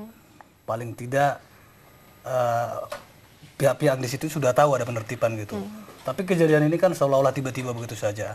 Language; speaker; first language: Indonesian; native; Indonesian